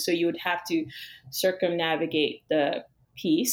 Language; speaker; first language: English; non-native, local second language; Yoruba